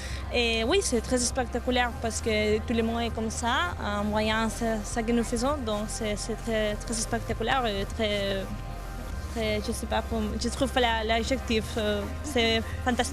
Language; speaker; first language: French; non-native, learner; Catalan